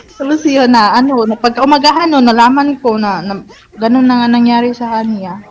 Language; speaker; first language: Filipino; non-native, local second language; Cebuano